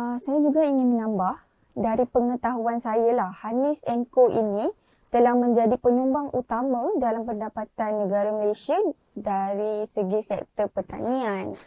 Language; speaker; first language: Malay; native; Malay